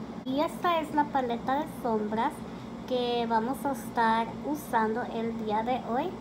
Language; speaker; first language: Spanish; early bilingual, heritage; Spanish